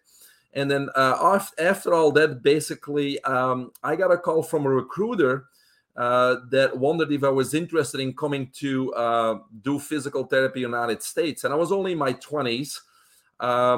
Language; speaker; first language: English; non-native, fluent; Dutch